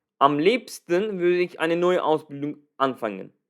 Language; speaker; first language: German; non-native, fluent; Turkish